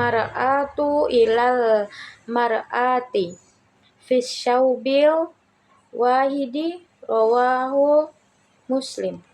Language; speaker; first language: Arabic; non-native, learner; Indonesian